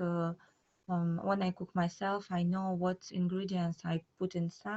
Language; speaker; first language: English; non-native, learner; Russian